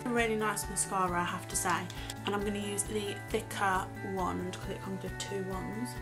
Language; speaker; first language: English; native; English